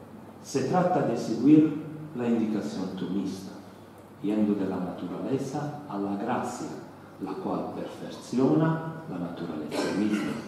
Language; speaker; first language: Spanish; non-native, learner; Italian